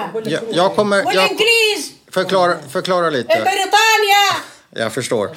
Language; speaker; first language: Swedish; early bilingual, other home language; Arabic